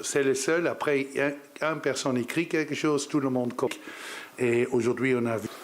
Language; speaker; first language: French; non-native, learner; Dutch